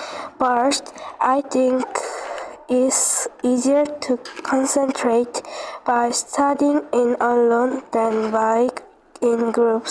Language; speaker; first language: English; non-native, learner; Korean